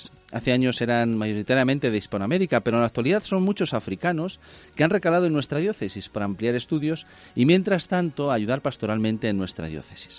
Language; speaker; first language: Spanish; native; Spanish